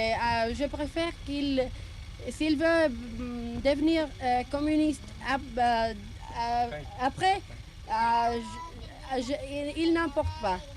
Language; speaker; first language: French; non-native, learner; Spanish